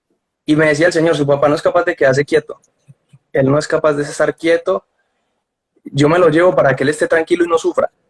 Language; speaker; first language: Spanish; native; Spanish